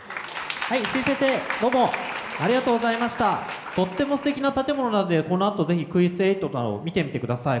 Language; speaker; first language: Japanese; native; Japanese